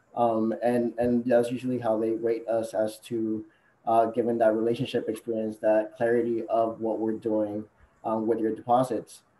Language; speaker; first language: English; non-native, fluent; Spanish